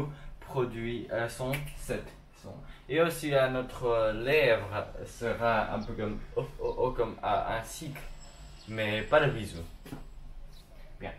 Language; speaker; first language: French; non-native, learner; English